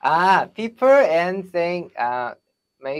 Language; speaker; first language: English; non-native, learner; Korean